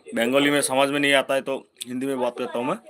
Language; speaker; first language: Hindi; non-native, local second language; Bangla